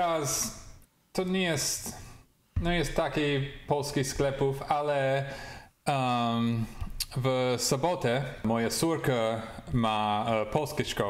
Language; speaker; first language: Polish; non-native, learner; English